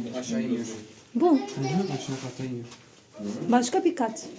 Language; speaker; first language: Turkish; non-native, learner; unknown